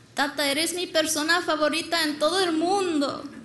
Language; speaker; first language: Spanish; early bilingual, heritage; Spanish